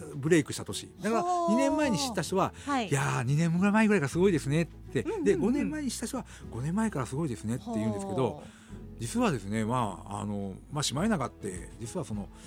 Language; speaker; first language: Japanese; native; Japanese